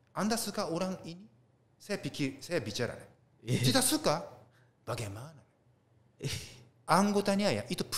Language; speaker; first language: Indonesian; non-native, learner; Japanese